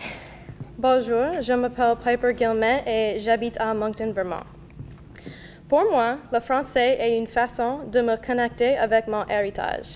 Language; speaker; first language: French; non-native, learner; English